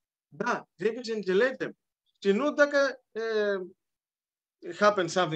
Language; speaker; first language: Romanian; non-native, learner; Greek